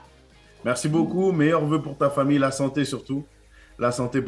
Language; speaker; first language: French; native; French